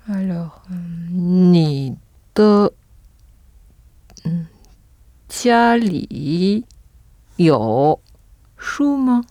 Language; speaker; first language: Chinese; non-native, learner; French